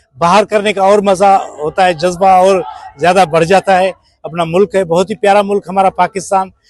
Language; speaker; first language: Urdu; non-native, local second language; Sindhi